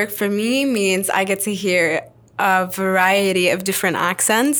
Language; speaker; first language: English; non-native, fluent; Arabic